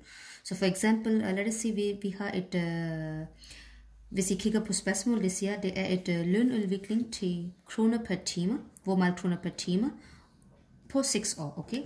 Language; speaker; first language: Danish; non-native, fluent; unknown